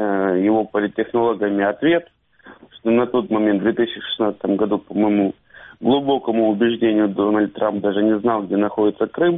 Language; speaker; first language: Russian; native; Russian